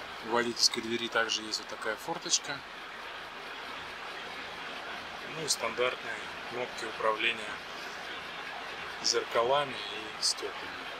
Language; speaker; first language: Russian; native; Russian